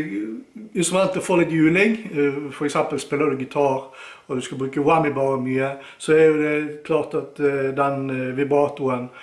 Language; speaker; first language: Norwegian; native; Norwegian